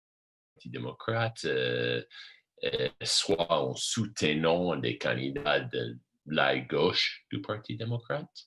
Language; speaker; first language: French; non-native, fluent; English